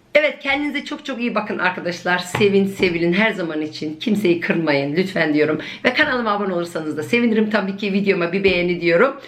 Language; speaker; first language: Turkish; early bilingual, heritage; Turkish